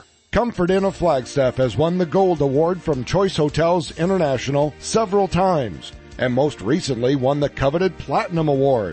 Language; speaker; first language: English; native; English